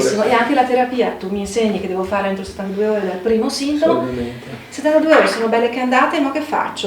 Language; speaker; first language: Italian; native; Italian